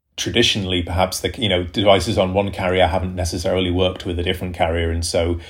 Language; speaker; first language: English; native; English